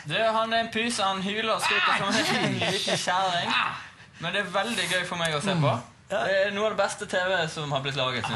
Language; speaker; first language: Norwegian; native; Norwegian